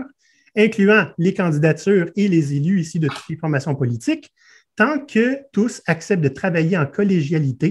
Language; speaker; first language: French; native; French